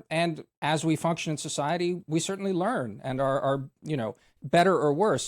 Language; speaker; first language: English; native; English